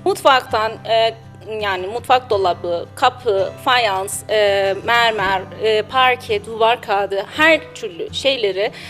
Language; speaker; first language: Turkish; non-native, learner; Persian